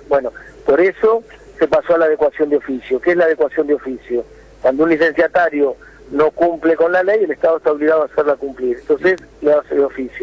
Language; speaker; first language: Spanish; native; Spanish